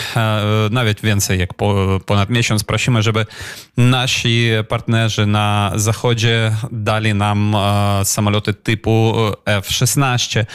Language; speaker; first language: Polish; non-native, fluent; Ukrainian